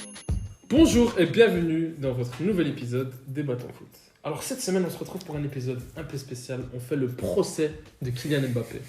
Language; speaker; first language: French; native; French